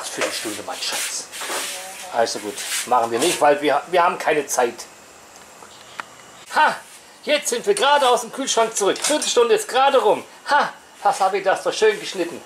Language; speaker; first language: German; native; German